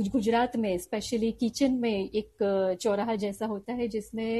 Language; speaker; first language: Hindi; non-native, local second language; Gujarati